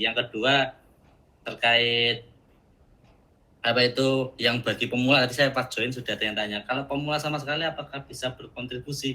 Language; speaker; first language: Indonesian; native; Indonesian